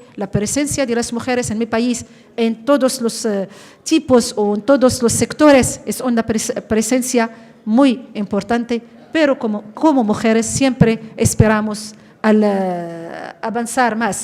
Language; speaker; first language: Spanish; non-native, fluent; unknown